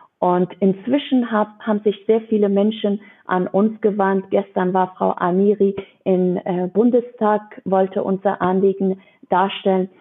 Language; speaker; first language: German; non-native, fluent; Persian